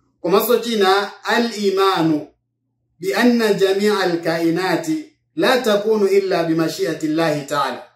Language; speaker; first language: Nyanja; non-native, local second language; Yao